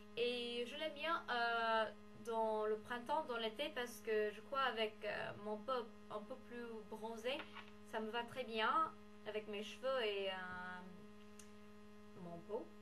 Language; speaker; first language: French; non-native, learner; English